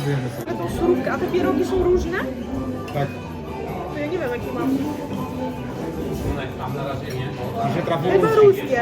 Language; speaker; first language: Polish; native; Polish